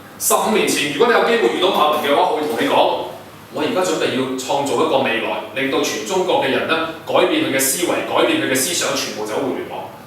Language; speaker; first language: Cantonese; early bilingual, heritage; Cantonese